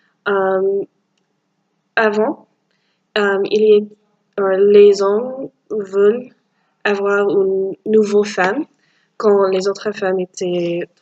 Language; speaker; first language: French; non-native, learner; English